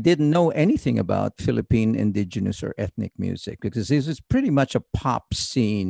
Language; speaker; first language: English; early bilingual, other home language; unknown